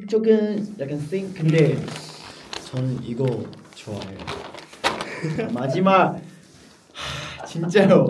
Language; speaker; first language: Korean; non-native, learner; Chinese